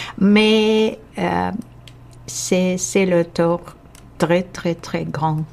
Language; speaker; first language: French; non-native, fluent; Russian